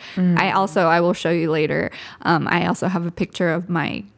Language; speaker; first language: English; early bilingual, other home language; Spanish